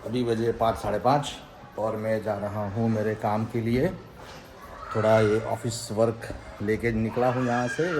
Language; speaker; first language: Hindi; non-native, local second language; Gujarati